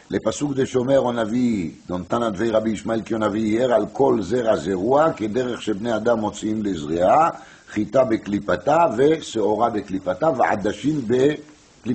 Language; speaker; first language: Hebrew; non-native, fluent; French